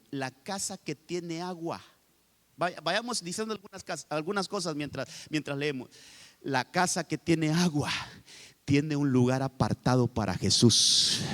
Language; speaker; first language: Spanish; native; Spanish